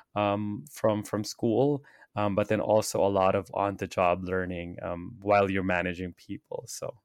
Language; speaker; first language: English; non-native, local second language; Filipino